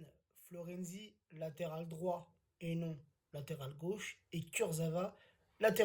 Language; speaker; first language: French; native; French